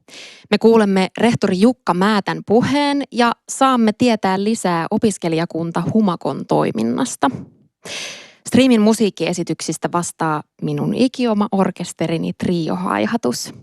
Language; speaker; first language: Finnish; native; Finnish